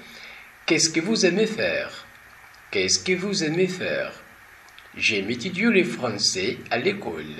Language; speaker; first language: French; non-native, fluent; Portuguese